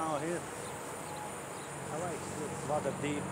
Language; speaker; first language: English; non-native, learner; Croatian